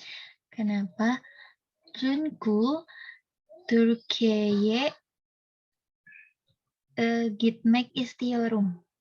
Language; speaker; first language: Turkish; non-native, learner; Indonesian